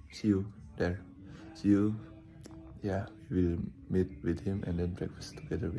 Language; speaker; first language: English; non-native, learner; Indonesian